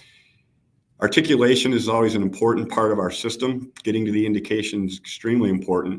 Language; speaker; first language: English; native; English